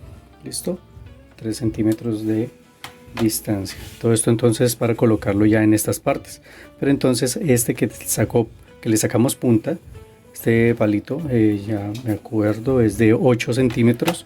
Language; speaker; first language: Spanish; native; Spanish